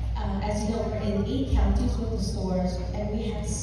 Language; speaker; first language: English; native; English